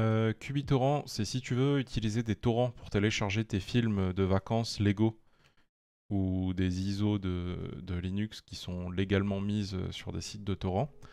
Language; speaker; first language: French; native; French